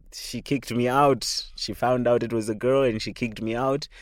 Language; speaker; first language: English; non-native, local second language; Shona